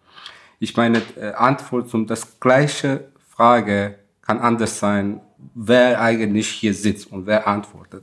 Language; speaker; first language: German; non-native, fluent; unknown